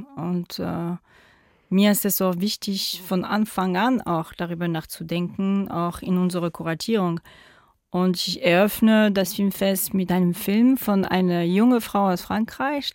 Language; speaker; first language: German; non-native, fluent; French